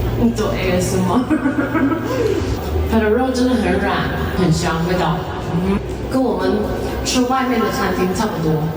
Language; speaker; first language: Chinese; non-native, fluent; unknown